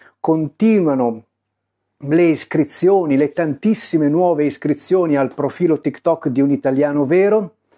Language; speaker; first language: Italian; native; Italian